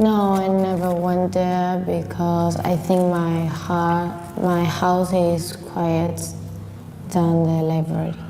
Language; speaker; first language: English; non-native, learner; Spanish